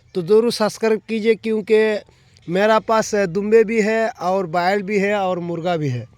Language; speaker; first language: Hindi; non-native, local second language; Bangla